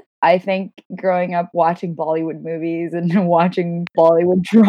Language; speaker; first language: English; non-native, fluent; Gujarati